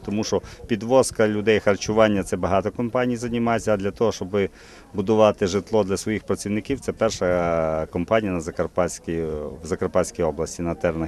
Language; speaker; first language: Ukrainian; native; Ukrainian